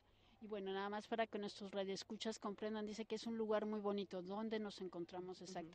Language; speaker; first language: Spanish; native; Spanish